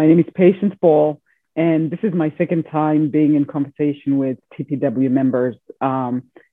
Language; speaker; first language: English; non-native, local second language; Shona